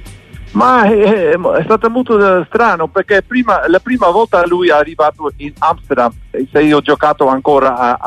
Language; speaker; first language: Italian; non-native, learner; Dutch